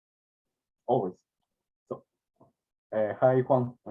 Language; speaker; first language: English; non-native, learner; Spanish